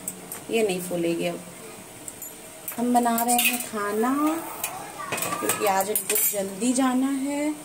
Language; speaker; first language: Hindi; native; Hindi